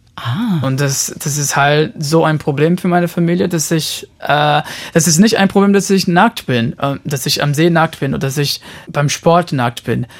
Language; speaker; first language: German; non-native, fluent; Portuguese